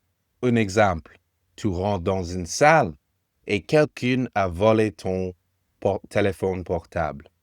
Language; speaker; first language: French; non-native, learner; English